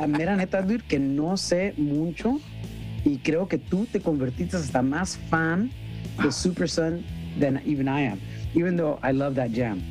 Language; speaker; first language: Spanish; early bilingual, heritage; Spanish